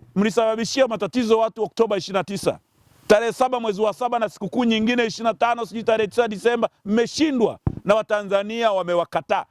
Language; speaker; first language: Swahili; native; Swahili